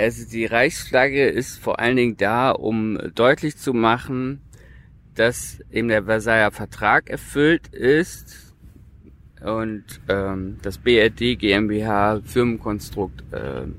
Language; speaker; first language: German; native; German